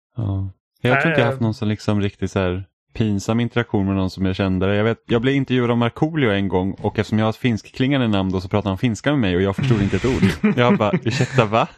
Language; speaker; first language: Swedish; native; Swedish